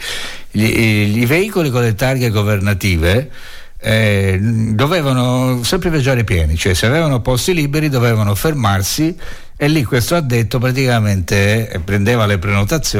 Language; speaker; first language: Italian; native; Italian